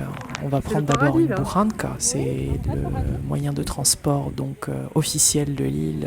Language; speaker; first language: French; native; French